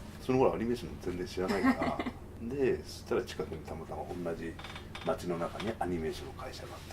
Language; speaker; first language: Japanese; native; Japanese